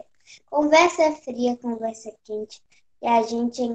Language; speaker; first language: Portuguese; native; Portuguese